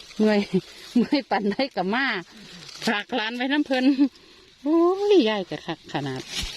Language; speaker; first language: Thai; native; Thai